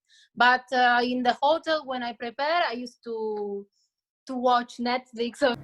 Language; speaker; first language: English; non-native, fluent; Italian